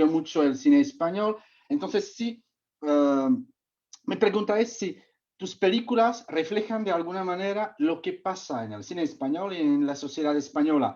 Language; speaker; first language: Spanish; non-native, fluent; Czech